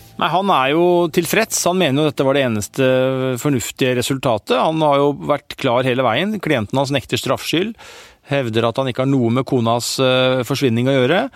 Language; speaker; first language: Norwegian; native; Norwegian